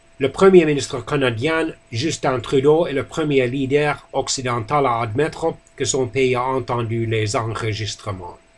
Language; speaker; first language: French; non-native, fluent; Finnish